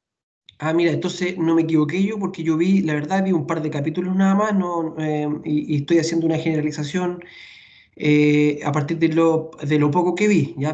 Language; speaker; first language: Spanish; native; Spanish